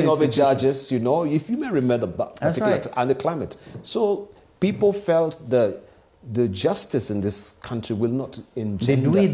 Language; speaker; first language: English; non-native, local second language; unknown